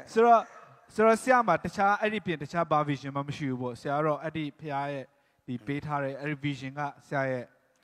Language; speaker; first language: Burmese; non-native, local second language; Tedim Chin